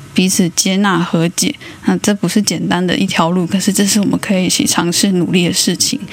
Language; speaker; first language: Chinese; native; Chinese